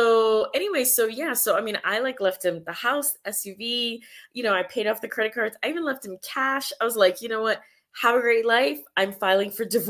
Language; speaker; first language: English; early bilingual, other home language; Spanish